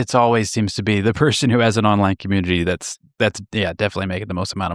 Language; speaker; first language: English; native; English